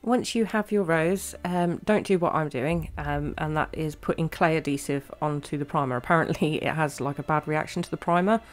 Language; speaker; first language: English; native; English